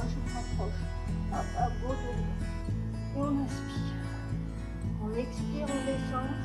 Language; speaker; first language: French; native; French